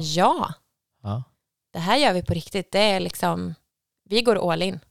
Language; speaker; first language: Swedish; native; Swedish